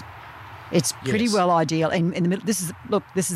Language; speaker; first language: English; native; English